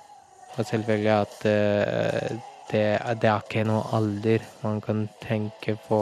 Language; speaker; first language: Norwegian; non-native, learner; Urdu